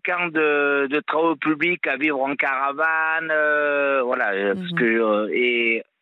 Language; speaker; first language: French; native; French